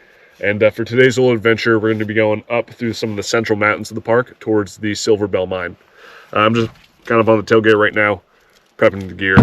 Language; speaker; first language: English; native; English